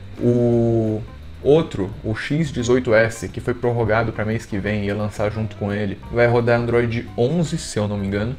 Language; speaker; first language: Portuguese; native; Portuguese